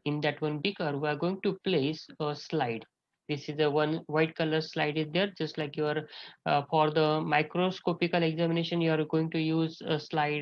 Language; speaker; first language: English; non-native, local second language; Marathi